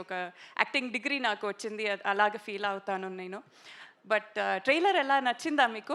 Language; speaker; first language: Telugu; non-native, learner; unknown